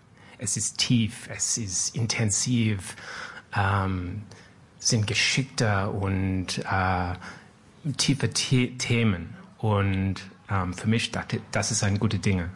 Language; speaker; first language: German; non-native, learner; French